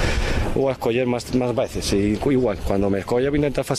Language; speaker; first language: Portuguese; non-native, fluent; Spanish